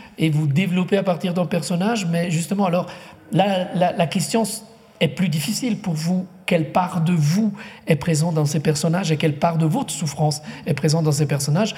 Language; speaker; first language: French; non-native, local second language; Italian